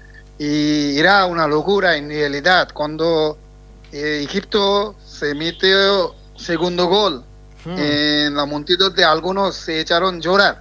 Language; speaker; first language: Spanish; non-native, fluent; Bangla